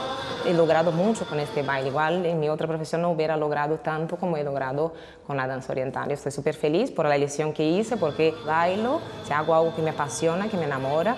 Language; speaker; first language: Spanish; non-native, fluent; Portuguese